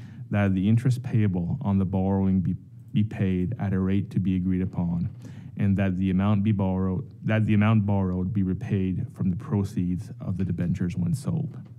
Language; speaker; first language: English; non-native, local second language; French